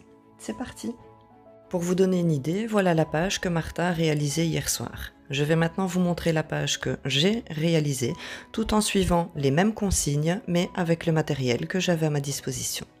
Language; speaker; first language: French; native; French